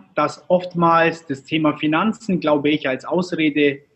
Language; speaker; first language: German; early bilingual, other home language; Turkish